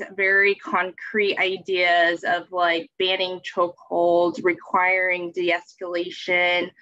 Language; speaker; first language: English; native; English